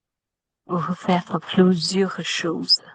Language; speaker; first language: French; non-native, learner; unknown